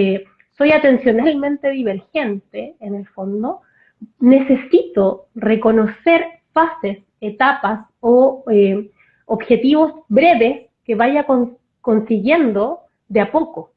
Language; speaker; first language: Spanish; native; Spanish